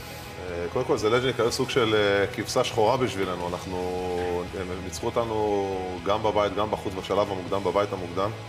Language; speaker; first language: Hebrew; native; Hebrew